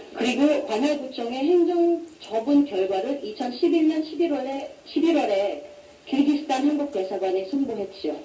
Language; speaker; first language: Korean; non-native, fluent; Filipino